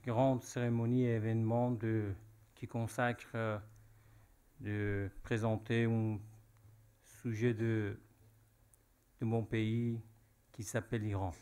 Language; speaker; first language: French; non-native, fluent; Persian